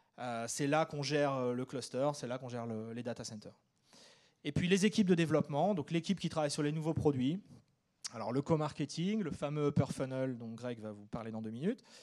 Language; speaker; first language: French; native; French